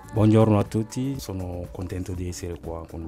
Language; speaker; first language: Italian; non-native, fluent; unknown